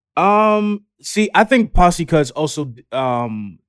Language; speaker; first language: English; native; English